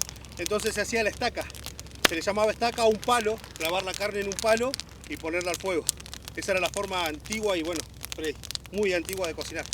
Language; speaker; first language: Spanish; native; Spanish